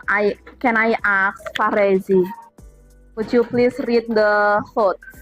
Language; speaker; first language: English; non-native, fluent; Indonesian